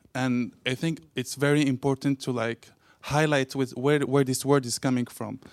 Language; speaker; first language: English; non-native, fluent; Arabic